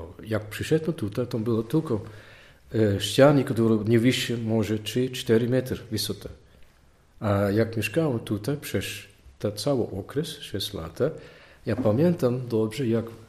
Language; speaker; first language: Polish; non-native, learner; Dutch